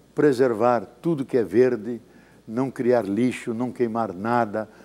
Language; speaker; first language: Portuguese; native; Portuguese